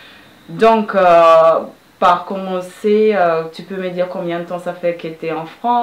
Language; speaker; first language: French; non-native, fluent; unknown